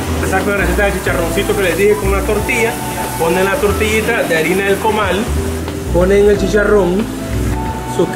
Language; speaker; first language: Spanish; native; Spanish